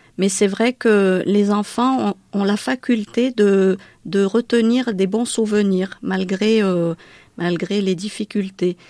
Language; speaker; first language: French; non-native, local second language; Malagasy